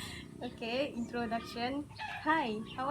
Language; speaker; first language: English; non-native, learner; Malay